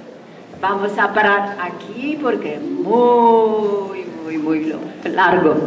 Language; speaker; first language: Spanish; non-native, fluent; Italian